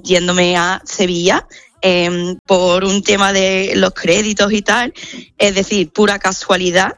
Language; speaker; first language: Spanish; non-native, fluent; English